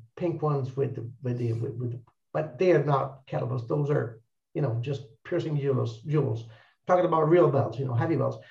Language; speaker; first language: English; non-native, fluent; Italian